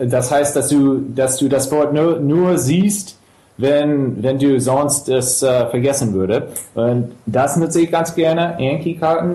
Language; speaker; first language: German; non-native, fluent; English